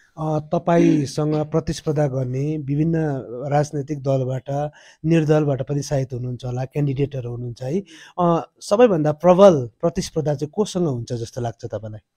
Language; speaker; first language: Nepali; native; Nepali